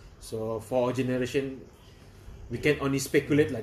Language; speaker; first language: English; non-native, local second language; Malay